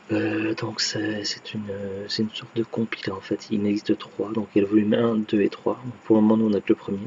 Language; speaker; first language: French; native; French